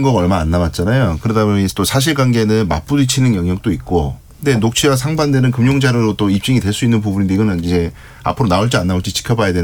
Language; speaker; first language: Korean; native; Korean